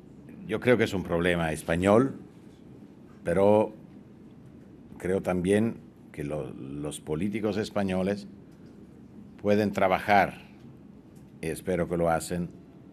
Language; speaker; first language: Spanish; non-native, fluent; Italian